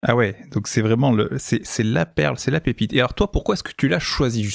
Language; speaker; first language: French; native; French